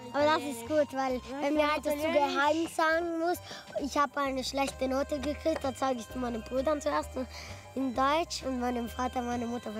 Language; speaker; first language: German; non-native, local second language; Italian